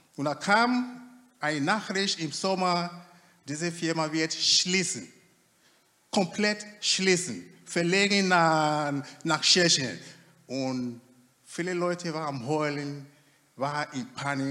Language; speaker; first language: German; non-native, fluent; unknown